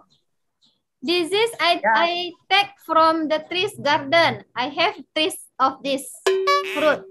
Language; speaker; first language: English; non-native, learner; Indonesian